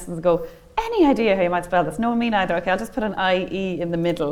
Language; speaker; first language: English; native; English